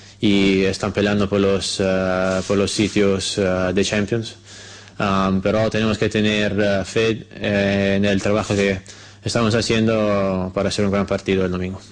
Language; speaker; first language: Spanish; non-native, fluent; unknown